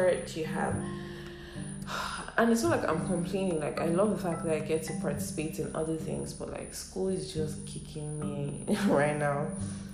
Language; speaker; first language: English; non-native, local second language; Yoruba